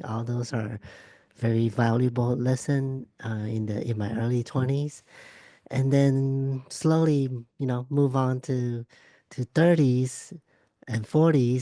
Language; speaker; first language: English; non-native, fluent; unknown